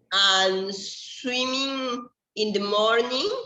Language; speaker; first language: English; non-native, learner; Spanish